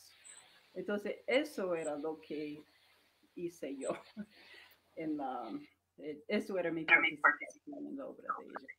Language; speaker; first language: Spanish; non-native, fluent; English